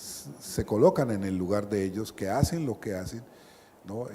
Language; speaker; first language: Spanish; native; Spanish